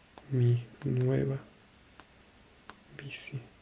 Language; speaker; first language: Spanish; non-native, learner; French